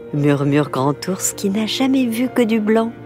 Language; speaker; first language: French; native; French